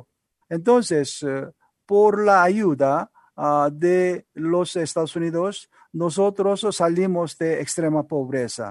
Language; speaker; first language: Spanish; non-native, learner; Korean